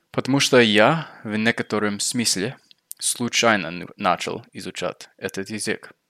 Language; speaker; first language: Russian; non-native, fluent; English